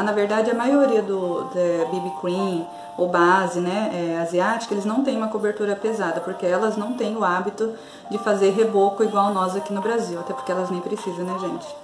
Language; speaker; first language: Portuguese; native; Portuguese